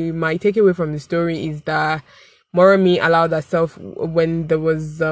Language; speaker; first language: English; non-native, local second language; Yoruba